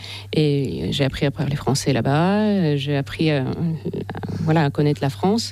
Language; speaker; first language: French; non-native, fluent; Russian